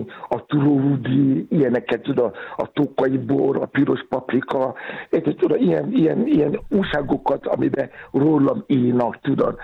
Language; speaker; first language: Hungarian; non-native, fluent; Yoruba